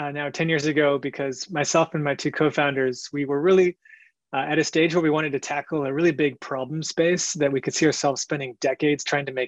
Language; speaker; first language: English; native; English